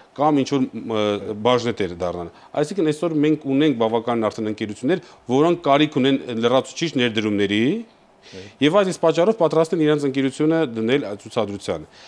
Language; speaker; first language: Armenian; native; Armenian